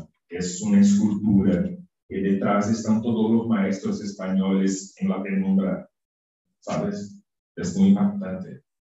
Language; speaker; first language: Spanish; non-native, fluent; Portuguese